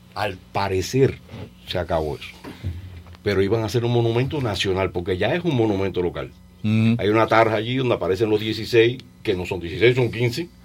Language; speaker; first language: Spanish; native; Spanish